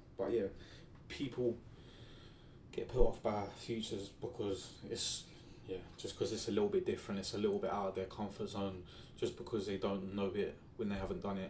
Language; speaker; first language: English; native; English